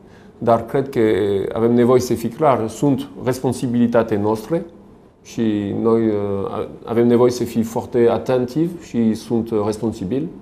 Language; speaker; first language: Romanian; non-native, learner; French